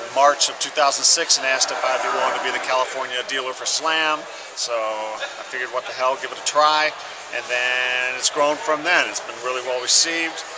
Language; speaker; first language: English; native; English